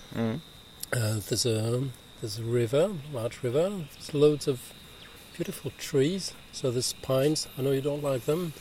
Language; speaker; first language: English; non-native, fluent; French